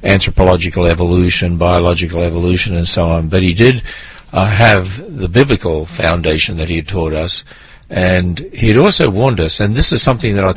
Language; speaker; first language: English; native; English